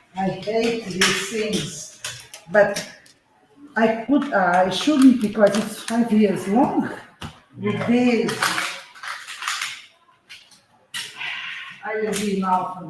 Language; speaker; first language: English; non-native, fluent; Portuguese